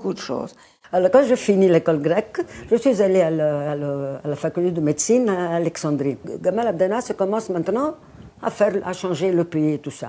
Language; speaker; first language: French; non-native, fluent; Greek